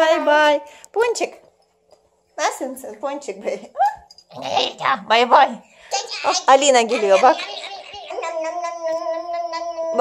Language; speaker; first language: Turkish; non-native, learner; Russian